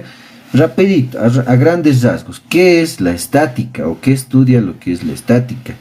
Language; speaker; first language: Spanish; native; Spanish